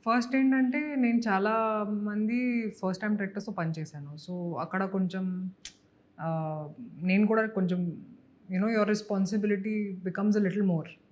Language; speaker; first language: Telugu; non-native, fluent; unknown